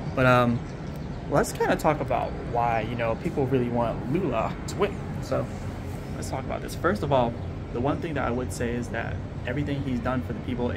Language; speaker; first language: English; native; English